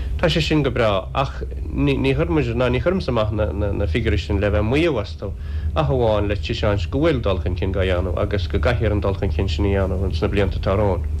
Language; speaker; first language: Irish; native; Irish